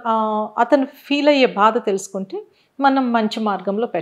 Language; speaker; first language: Telugu; native; Telugu